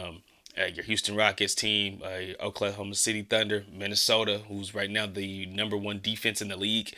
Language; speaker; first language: English; native; English